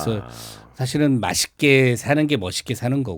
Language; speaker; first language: Korean; native; Korean